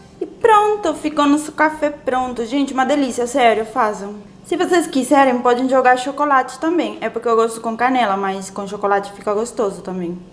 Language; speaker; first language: Portuguese; non-native, fluent; Spanish